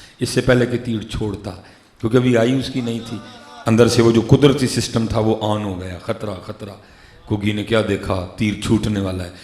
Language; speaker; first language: Urdu; non-native, local second language; Punjabi